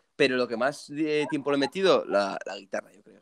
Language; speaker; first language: Spanish; native; Spanish